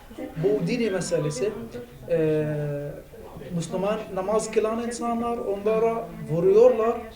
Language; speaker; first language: Turkish; non-native, fluent; Arabic